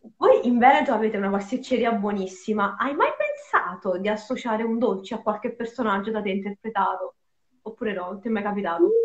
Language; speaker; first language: Italian; native; Italian